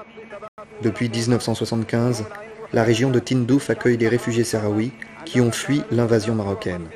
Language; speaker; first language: French; native; French